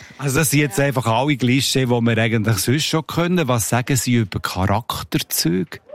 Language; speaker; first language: German; native; German